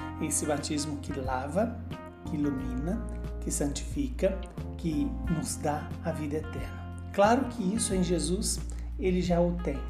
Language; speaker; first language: Portuguese; native; Portuguese